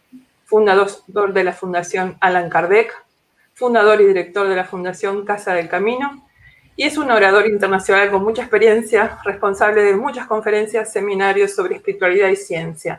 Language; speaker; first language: Spanish; native; Spanish